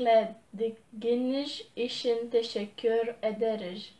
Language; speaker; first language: Turkish; non-native, learner; Lithuanian